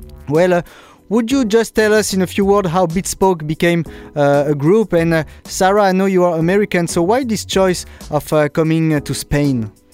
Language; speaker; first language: English; non-native, fluent; French